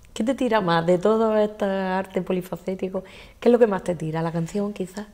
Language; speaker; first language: Spanish; native; Spanish